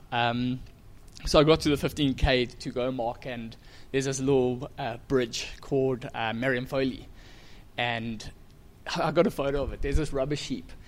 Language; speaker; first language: English; native; English